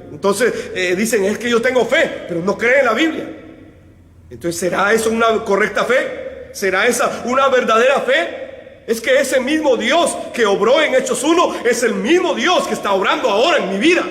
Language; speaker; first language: Spanish; native; Spanish